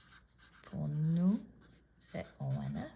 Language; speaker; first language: French; non-native, fluent; English